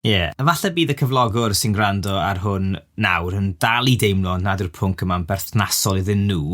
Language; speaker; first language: Welsh; native; Welsh